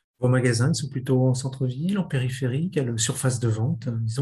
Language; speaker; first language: French; native; French